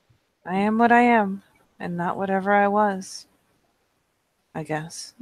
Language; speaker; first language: English; native; English